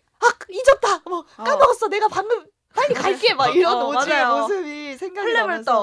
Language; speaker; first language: Korean; native; Korean